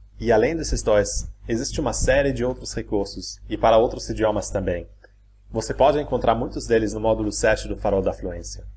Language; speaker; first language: Portuguese; non-native, fluent; German